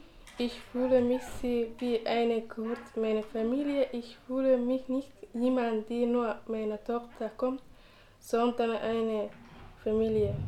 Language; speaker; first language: German; non-native, learner; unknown